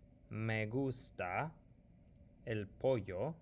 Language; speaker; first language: Spanish; non-native, fluent; English